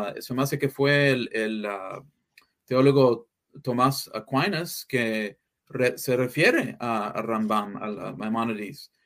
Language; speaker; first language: Spanish; early bilingual, heritage; English